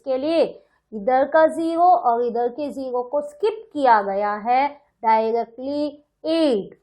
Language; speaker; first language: Hindi; non-native, local second language; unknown